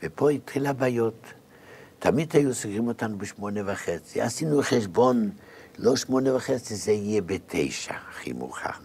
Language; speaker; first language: Hebrew; non-native, fluent; Yiddish